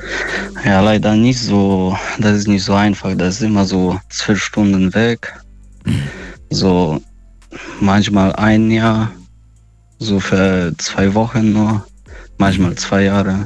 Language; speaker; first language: German; non-native, learner; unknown